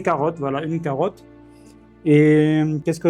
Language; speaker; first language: French; native; French